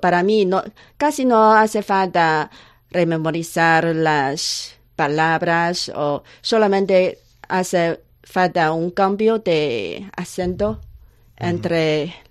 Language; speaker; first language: Spanish; non-native, learner; Chinese